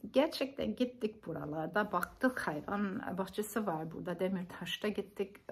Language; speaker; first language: Turkish; non-native, learner; German